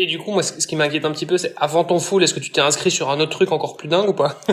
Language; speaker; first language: French; native; French